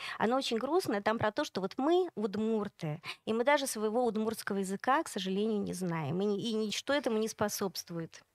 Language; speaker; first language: Russian; native; Russian